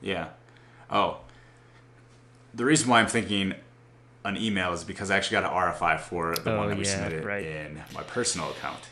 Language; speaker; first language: English; native; English